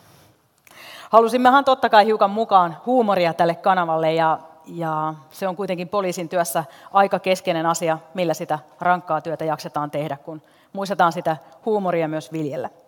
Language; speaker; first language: Finnish; native; Finnish